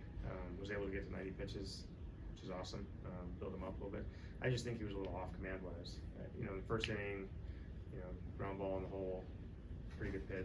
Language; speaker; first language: English; native; English